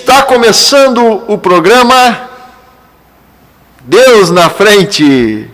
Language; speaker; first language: Portuguese; native; Portuguese